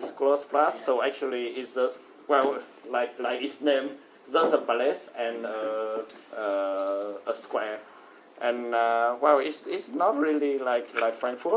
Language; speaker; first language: English; non-native, learner; Vietnamese